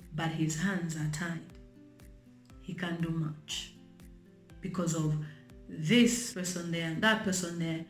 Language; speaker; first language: English; non-native, local second language; Bemba